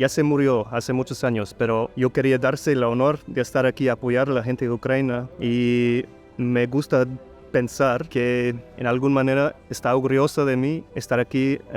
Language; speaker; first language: Spanish; non-native, fluent; English